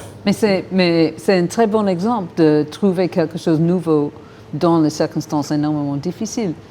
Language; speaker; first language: French; non-native, fluent; English